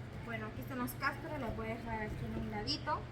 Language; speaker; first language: Spanish; native; Spanish